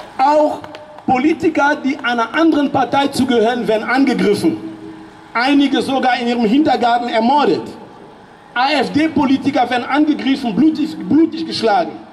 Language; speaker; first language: German; early bilingual, other home language; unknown